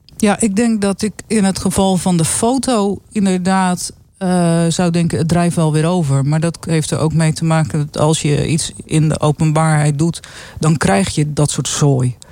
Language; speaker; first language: Dutch; native; Dutch